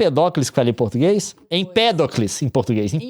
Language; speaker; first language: Portuguese; native; Portuguese